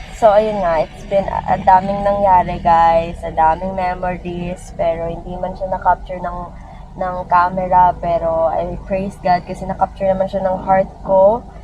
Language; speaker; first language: Filipino; native; Filipino